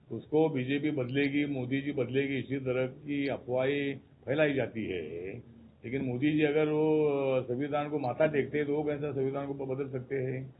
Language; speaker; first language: Hindi; non-native, local second language; Marathi